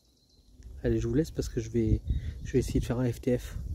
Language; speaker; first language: French; native; French